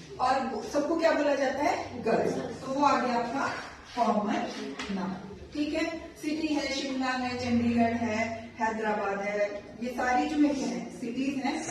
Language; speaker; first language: Hindi; native; Hindi